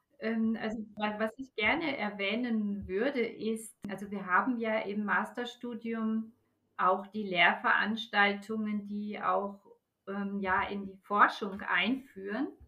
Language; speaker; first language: German; native; German